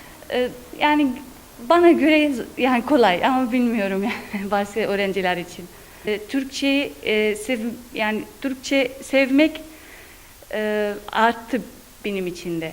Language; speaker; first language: Turkish; non-native, fluent; Arabic